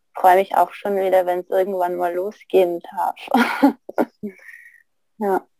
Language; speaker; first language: German; native; German